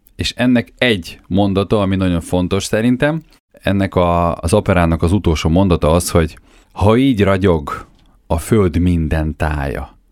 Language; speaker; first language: Hungarian; non-native, fluent; Ukrainian